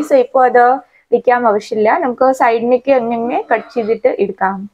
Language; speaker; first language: Malayalam; non-native, learner; Hindi